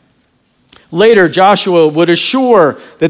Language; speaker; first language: English; native; English